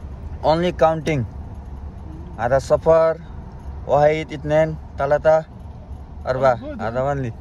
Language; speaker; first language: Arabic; non-native, learner; Nepali